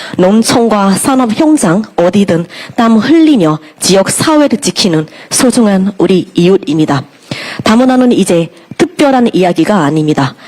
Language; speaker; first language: Korean; non-native, fluent; Burmese